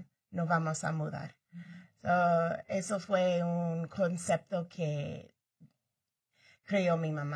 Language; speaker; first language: Spanish; early bilingual, heritage; Spanish